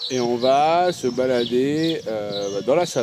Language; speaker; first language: French; native; French